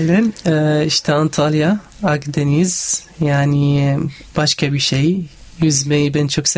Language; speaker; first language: Turkish; non-native, fluent; Arabic